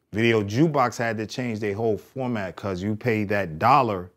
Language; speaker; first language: English; native; English